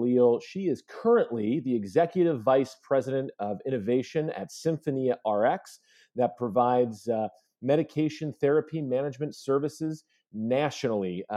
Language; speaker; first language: English; native; English